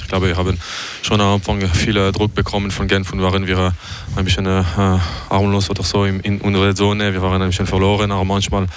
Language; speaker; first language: German; non-native, learner; French